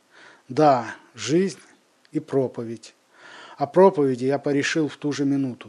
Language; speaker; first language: Russian; native; Russian